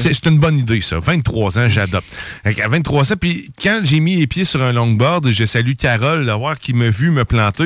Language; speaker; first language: French; native; French